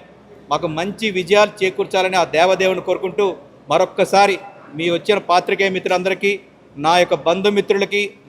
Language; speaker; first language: Telugu; native; Telugu